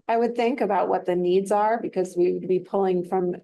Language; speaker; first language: English; native; English